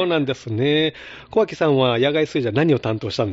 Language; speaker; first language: Japanese; native; Japanese